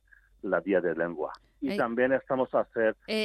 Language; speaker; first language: Spanish; non-native, learner; Bangla